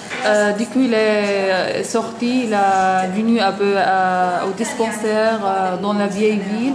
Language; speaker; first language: French; non-native, learner; Arabic